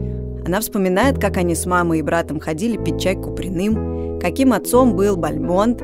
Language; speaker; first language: Russian; native; Russian